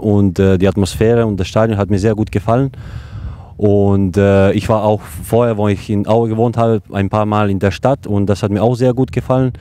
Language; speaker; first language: German; non-native, fluent; Croatian